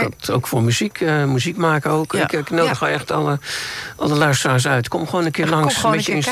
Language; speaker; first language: Dutch; native; Dutch